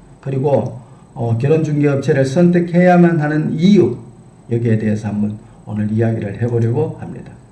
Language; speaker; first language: Korean; native; Korean